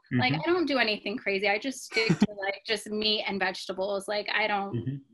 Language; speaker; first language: English; native; English